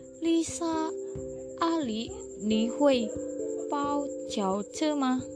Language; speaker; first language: Chinese; non-native, learner; Vietnamese